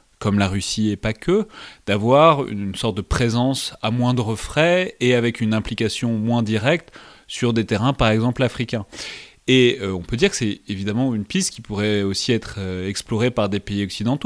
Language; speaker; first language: French; native; French